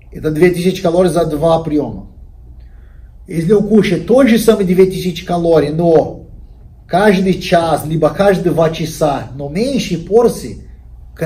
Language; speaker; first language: Russian; non-native, learner; Portuguese